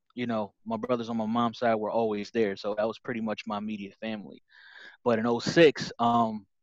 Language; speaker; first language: English; native; English